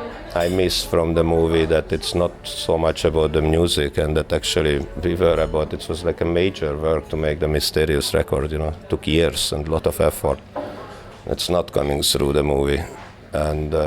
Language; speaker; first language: English; non-native, fluent; Hungarian